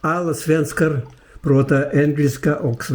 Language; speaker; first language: Swedish; non-native, learner; Russian